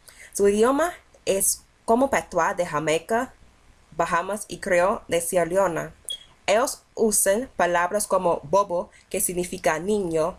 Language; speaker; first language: Spanish; non-native, learner; English